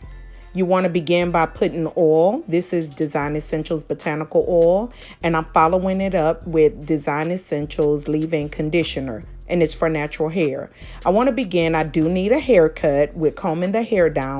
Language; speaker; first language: English; native; English